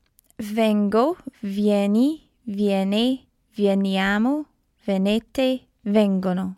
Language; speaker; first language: Italian; non-native, learner; English